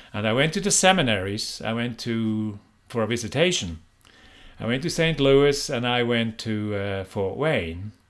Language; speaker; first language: English; non-native, fluent; German